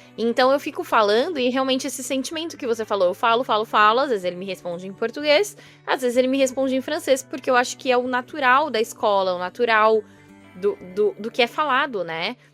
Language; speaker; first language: Portuguese; native; Portuguese